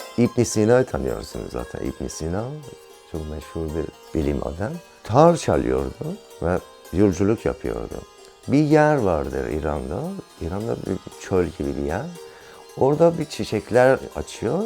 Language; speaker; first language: Turkish; non-native, learner; Persian